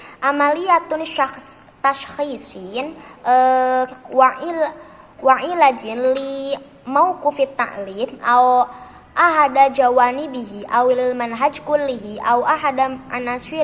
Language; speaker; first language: Arabic; non-native, learner; Indonesian